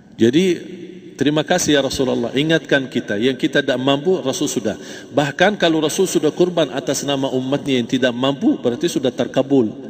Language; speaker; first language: Malay; non-native, fluent; Arabic